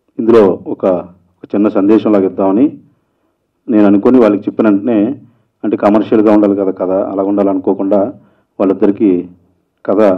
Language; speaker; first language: Telugu; native; Telugu